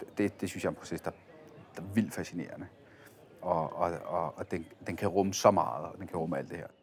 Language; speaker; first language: Danish; early bilingual, other home language; Italian